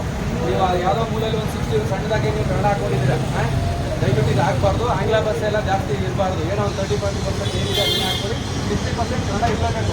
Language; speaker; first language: Kannada; native; Kannada